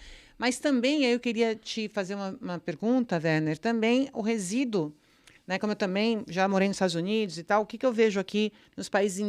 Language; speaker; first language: Portuguese; native; Portuguese